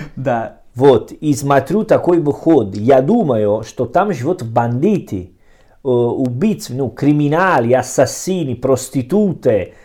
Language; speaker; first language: Russian; non-native, learner; Italian